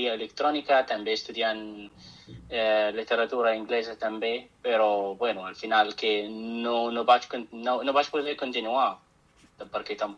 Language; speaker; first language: Catalan; non-native, fluent; Arabic